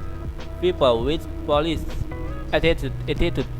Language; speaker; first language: English; non-native, learner; Indonesian